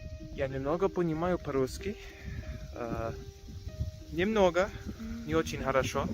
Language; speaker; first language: Russian; non-native, learner; English